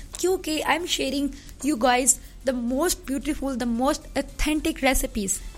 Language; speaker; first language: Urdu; early bilingual, heritage; Urdu